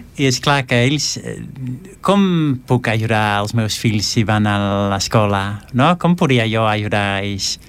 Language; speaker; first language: Catalan; non-native, fluent; Dutch